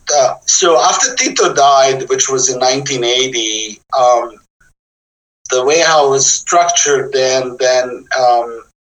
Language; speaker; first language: English; non-native, fluent; Bosnian